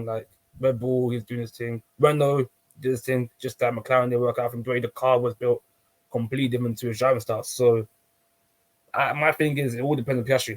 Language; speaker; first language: English; native; English